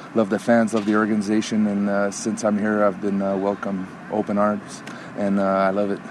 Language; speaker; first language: English; native; English